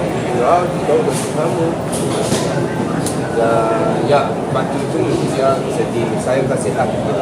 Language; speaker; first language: Indonesian; non-native, learner; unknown